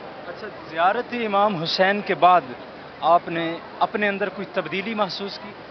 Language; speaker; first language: Urdu; native; Urdu